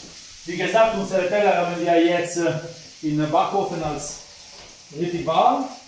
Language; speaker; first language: German; non-native, fluent; Italian